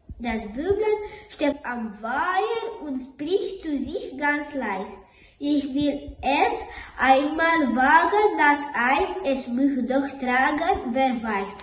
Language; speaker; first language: German; non-native, learner; Romanian